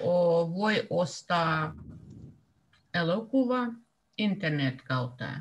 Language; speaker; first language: Finnish; non-native, learner; Russian